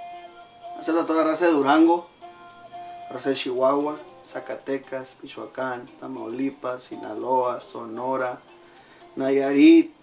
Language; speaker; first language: Spanish; early bilingual, heritage; Spanish